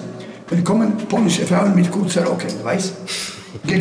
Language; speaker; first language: German; non-native, learner; Polish